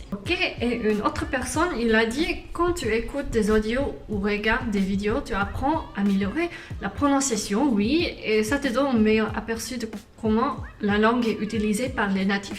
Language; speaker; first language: French; non-native, learner; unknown